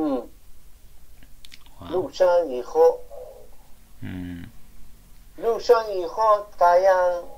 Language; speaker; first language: Chinese; non-native, learner; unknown